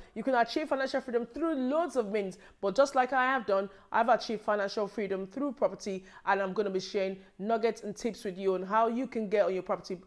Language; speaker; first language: English; non-native, local second language; Yoruba